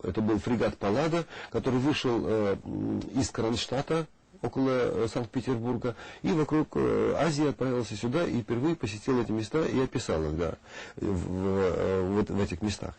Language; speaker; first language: Russian; native; Russian